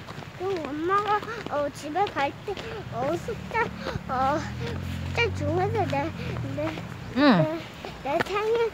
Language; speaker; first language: Korean; early bilingual, other home language; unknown